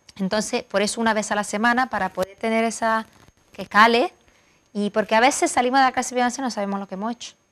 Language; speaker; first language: Spanish; non-native, fluent; Italian